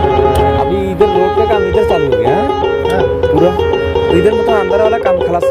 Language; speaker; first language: Hindi; non-native, local second language; Bangla